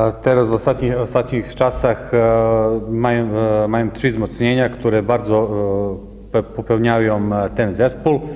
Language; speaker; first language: Polish; non-native, learner; Serbian